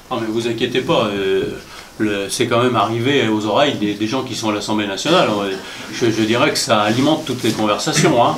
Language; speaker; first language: French; native; French